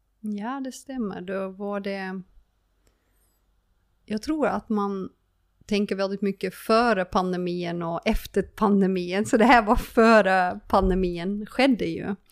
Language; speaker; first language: Swedish; non-native, fluent; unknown